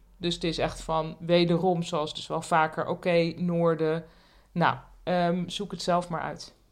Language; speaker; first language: Dutch; native; Dutch